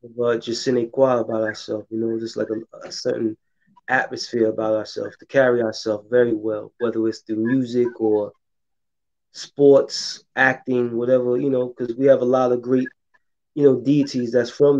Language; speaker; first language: English; native; English